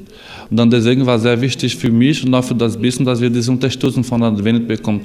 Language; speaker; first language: German; non-native, learner; Portuguese